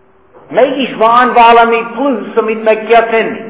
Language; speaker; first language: Hungarian; non-native, fluent; English